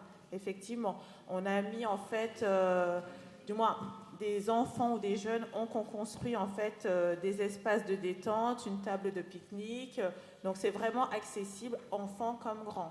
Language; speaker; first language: French; native; French